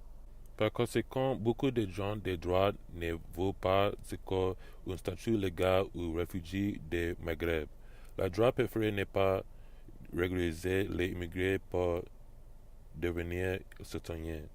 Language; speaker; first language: French; non-native, learner; English